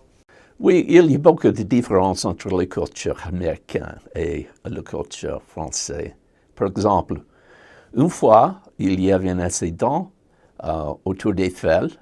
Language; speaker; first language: French; non-native, learner; English